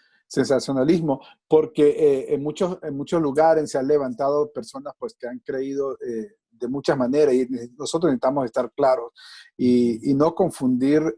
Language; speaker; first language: Spanish; native; Spanish